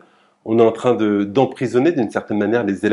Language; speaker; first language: French; native; French